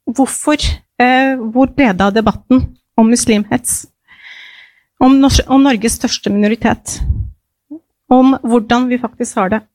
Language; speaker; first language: Norwegian; non-native, fluent; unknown